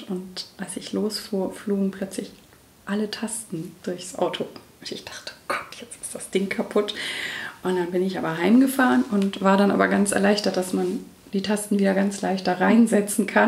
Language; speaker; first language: German; native; German